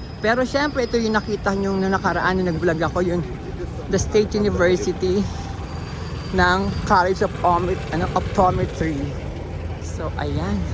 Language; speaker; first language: Filipino; native; Filipino